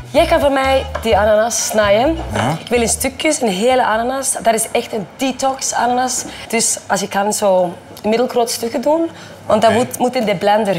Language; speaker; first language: Dutch; non-native, fluent; Icelandic